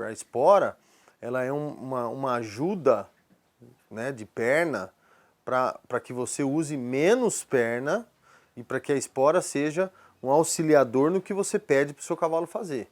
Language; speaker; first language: Portuguese; native; Portuguese